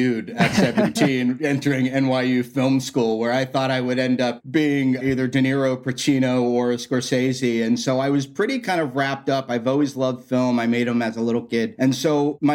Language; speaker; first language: English; native; English